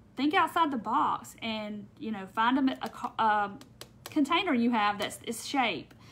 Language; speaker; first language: English; native; English